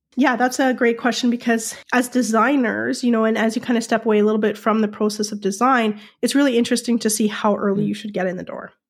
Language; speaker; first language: English; native; English